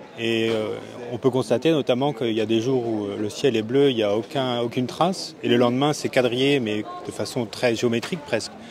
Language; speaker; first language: French; native; French